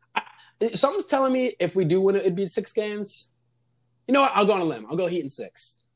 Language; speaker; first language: English; native; English